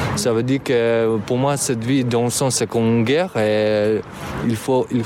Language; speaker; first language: French; non-native, fluent; Albanian